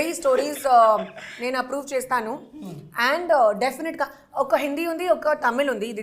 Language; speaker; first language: Telugu; non-native, learner; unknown